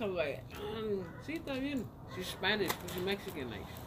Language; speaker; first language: English; early bilingual, other home language; Spanish